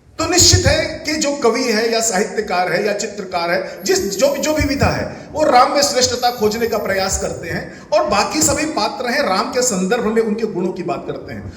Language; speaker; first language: Hindi; non-native, local second language; Chhattisgarhi